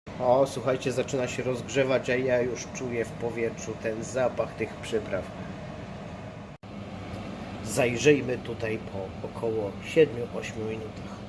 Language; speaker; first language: Polish; native; Polish